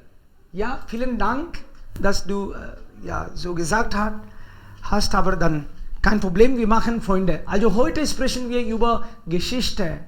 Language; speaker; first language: German; non-native, fluent; Hindi